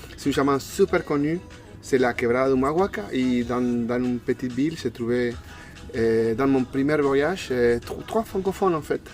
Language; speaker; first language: French; non-native, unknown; Spanish